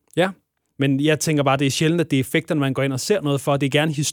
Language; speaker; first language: Danish; native; Danish